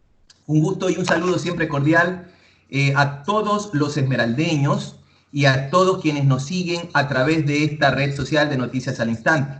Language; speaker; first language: Spanish; native; Spanish